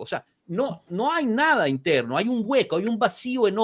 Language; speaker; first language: Spanish; native; Spanish